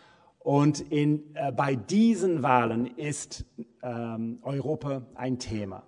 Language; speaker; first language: German; non-native, fluent; English